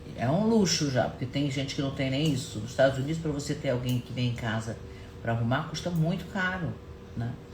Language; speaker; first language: Portuguese; non-native, fluent; German